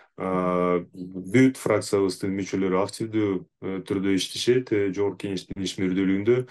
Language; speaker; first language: Kyrgyz; native; Kyrgyz